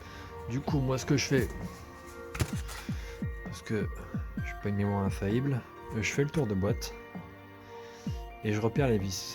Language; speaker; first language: French; native; French